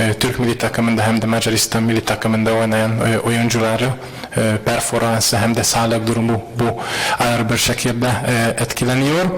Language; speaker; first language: Turkish; non-native, fluent; Hungarian